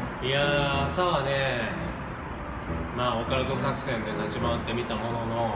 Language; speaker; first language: Japanese; native; Japanese